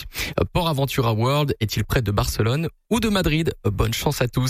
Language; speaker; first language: French; native; French